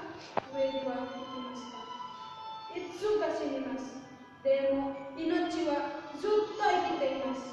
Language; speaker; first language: Japanese; non-native, learner; Indonesian